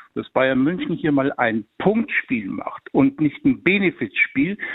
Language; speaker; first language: German; native; German